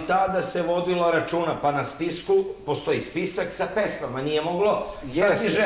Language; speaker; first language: Serbian; native; Serbian